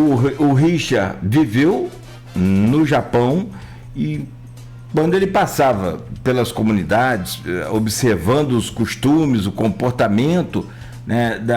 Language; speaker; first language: Portuguese; native; Portuguese